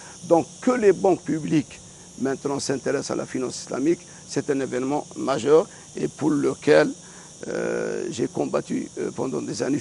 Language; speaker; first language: French; non-native, local second language; Arabic